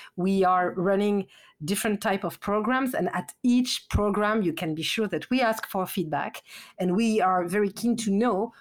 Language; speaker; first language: English; non-native, fluent; French